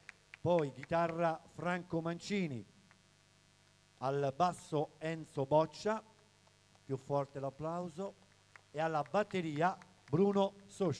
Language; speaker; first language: Italian; native; Italian